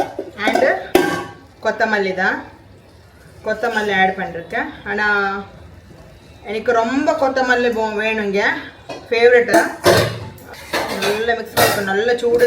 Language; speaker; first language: Tamil; non-native, learner; Malayalam